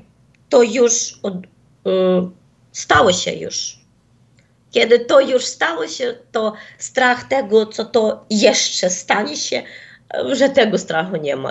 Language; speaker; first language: Polish; non-native, fluent; Ukrainian